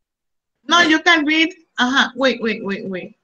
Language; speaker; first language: English; non-native, fluent; Spanish